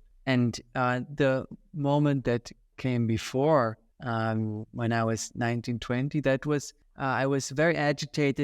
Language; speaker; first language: English; non-native, fluent; German